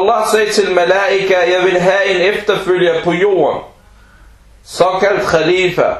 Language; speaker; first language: Danish; early bilingual, other home language; Arabic